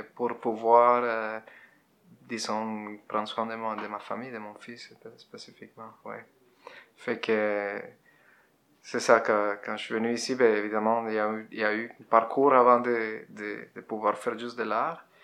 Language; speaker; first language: French; non-native, fluent; Spanish